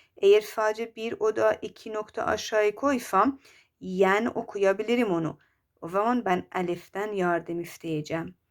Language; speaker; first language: Turkish; non-native, fluent; Persian